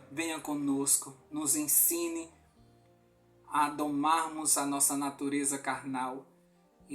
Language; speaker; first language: Portuguese; native; Portuguese